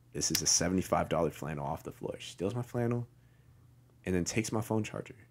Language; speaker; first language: English; native; English